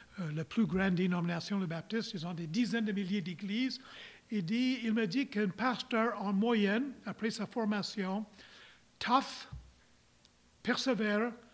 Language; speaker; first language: French; non-native, local second language; English